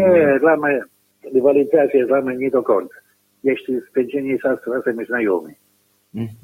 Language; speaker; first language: Polish; non-native, learner; Italian